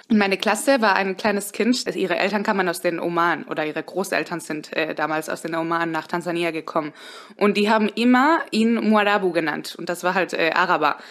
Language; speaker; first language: German; early bilingual, heritage; Spanish